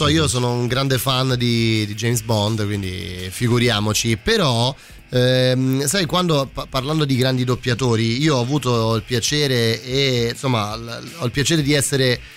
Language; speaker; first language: Italian; native; Italian